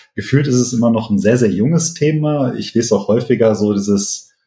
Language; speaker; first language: German; native; German